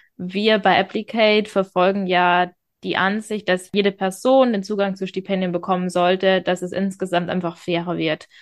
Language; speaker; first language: German; native; German